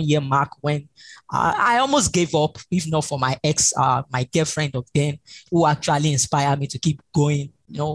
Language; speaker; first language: English; non-native, local second language; Yoruba